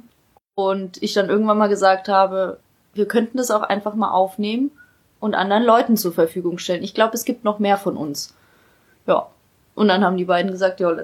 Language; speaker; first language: German; early bilingual, other home language; Polish